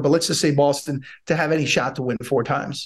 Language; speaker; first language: English; native; English